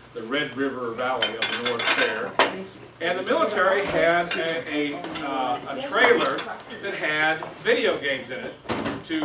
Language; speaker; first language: English; native; English